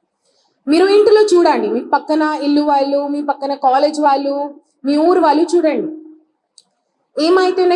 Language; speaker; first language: Telugu; non-native, fluent; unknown